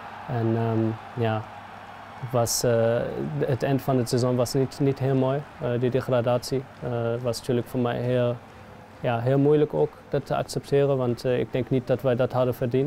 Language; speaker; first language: Dutch; non-native, fluent; German